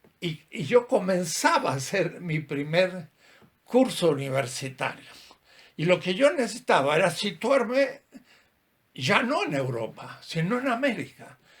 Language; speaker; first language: Spanish; native; Spanish